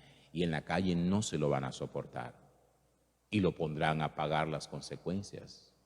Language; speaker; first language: Spanish; native; Spanish